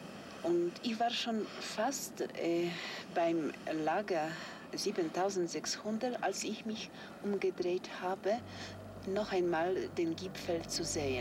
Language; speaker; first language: German; non-native, fluent; Polish